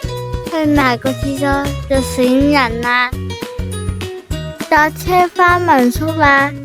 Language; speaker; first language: Chinese; native; Chinese